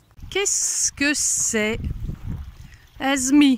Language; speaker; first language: French; non-native, fluent; Hungarian